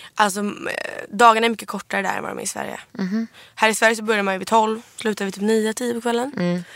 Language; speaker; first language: Swedish; native; Swedish